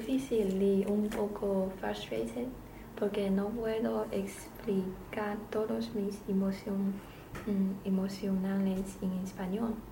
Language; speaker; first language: Spanish; non-native, learner; Chinese